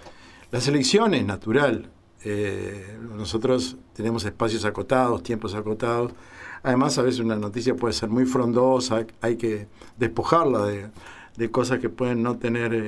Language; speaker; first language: Spanish; native; Spanish